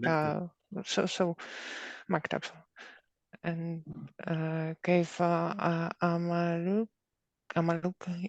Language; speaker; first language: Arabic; non-native, learner; Polish